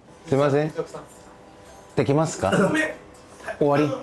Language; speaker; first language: Japanese; non-native, learner; Korean